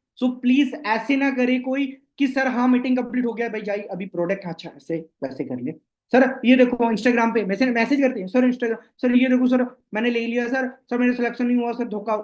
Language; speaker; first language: Hindi; non-native, local second language; Bangla